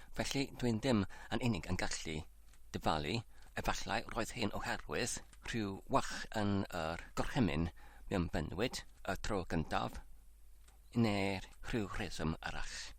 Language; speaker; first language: Welsh; non-native, learner; English